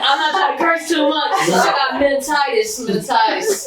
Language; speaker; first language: English; native; English